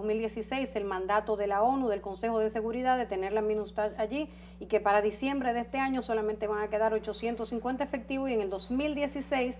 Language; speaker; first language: Spanish; native; Spanish